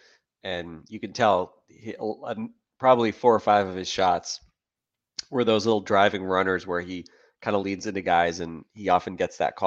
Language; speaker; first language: English; native; English